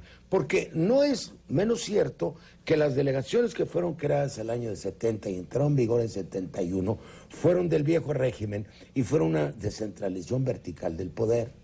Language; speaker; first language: Spanish; native; Spanish